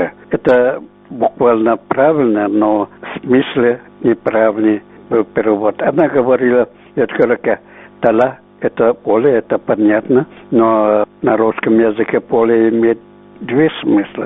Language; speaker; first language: Russian; non-native, local second language; Uzbek